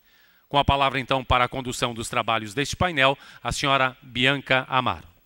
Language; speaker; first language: Portuguese; native; Portuguese